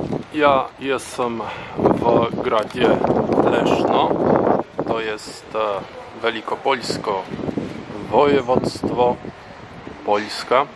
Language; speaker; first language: Polish; non-native, learner; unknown